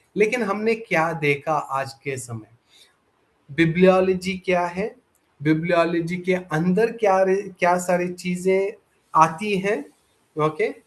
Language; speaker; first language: Hindi; non-native, local second language; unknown